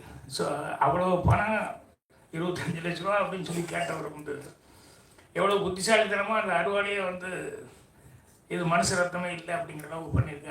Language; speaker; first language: Tamil; native; Tamil